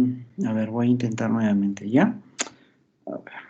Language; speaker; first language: Spanish; native; Spanish